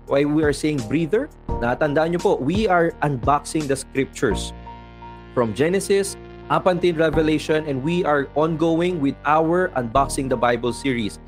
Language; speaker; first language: English; non-native, local second language; Filipino